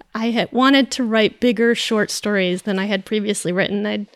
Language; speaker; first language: English; native; English